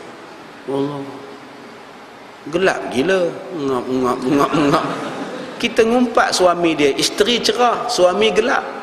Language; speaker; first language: Malay; native; Malay